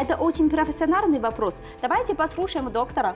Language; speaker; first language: Russian; non-native, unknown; Chinese